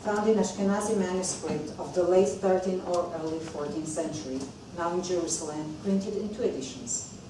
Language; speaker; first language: English; non-native, fluent; Hebrew